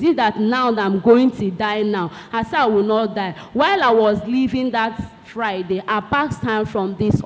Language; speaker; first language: English; non-native, local second language; Igbo